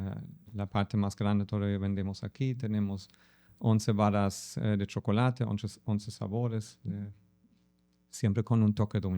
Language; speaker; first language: Spanish; non-native, fluent; German